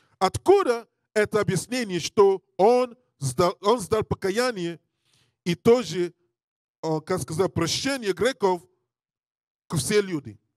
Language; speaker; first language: Russian; non-native, learner; English